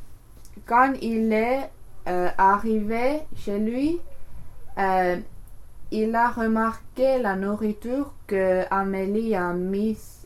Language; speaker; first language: French; non-native, learner; English